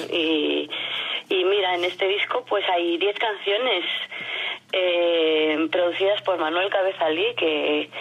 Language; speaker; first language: Spanish; non-native, fluent; French